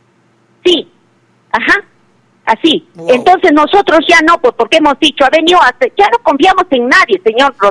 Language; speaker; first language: Spanish; native; Spanish